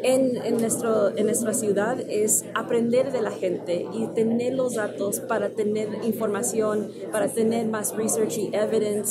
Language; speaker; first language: Spanish; early bilingual, heritage; Spanish